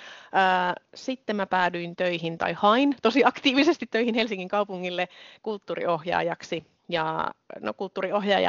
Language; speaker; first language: Finnish; native; Finnish